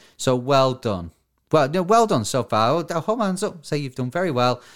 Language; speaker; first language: English; native; English